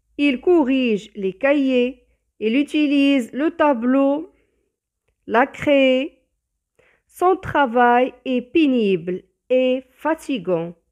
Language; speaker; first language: French; non-native, local second language; Arabic